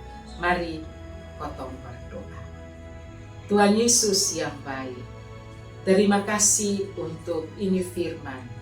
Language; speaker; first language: Indonesian; non-native, local second language; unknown